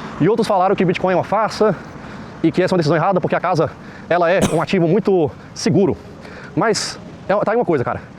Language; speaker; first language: Portuguese; native; Portuguese